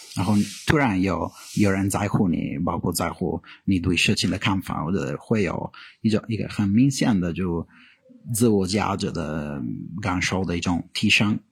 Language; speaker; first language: Chinese; non-native, fluent; Italian